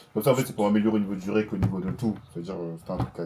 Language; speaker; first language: French; native; French